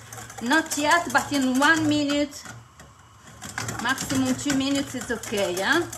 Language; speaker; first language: English; non-native, fluent; Italian